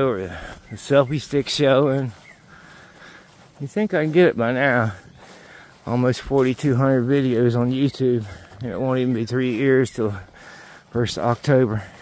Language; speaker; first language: English; native; English